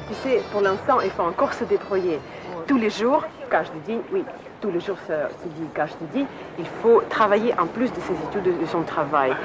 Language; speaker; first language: French; non-native, fluent; Russian